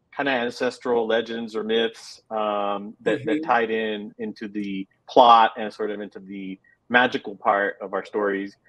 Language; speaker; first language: English; native; English